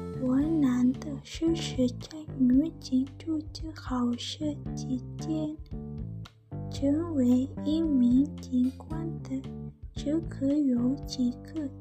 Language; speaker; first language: Chinese; non-native, learner; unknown